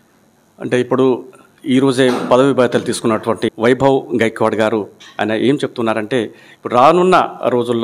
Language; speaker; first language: Telugu; native; Telugu